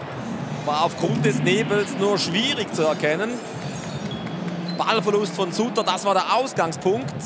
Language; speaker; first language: German; native; German